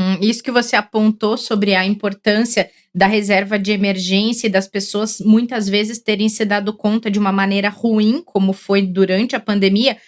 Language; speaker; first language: Portuguese; native; Portuguese